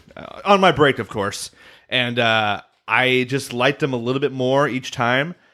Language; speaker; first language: English; native; English